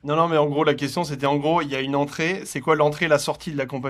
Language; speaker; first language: French; native; French